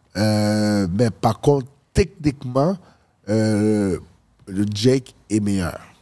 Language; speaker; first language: French; early bilingual, other home language; Haitian Creole